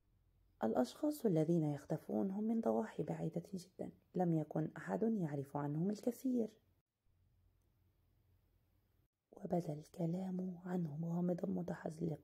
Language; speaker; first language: Arabic; native; Arabic